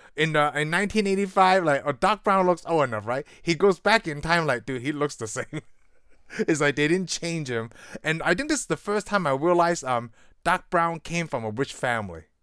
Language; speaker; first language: English; non-native, local second language; Cantonese